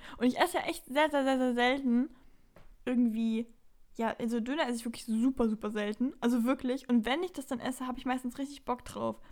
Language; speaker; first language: German; native; German